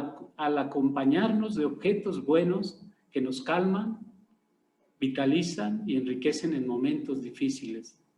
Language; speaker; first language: Spanish; native; Spanish